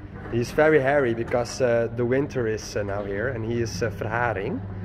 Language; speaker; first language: English; non-native, learner; Western Frisian